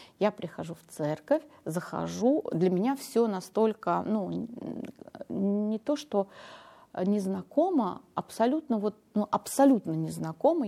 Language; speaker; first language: Russian; non-native, local second language; Armenian